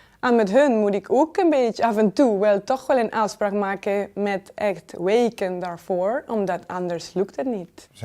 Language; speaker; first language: Dutch; non-native, fluent; Spanish